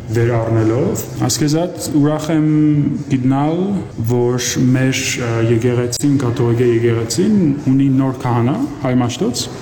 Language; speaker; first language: Armenian; early bilingual, heritage; Armenian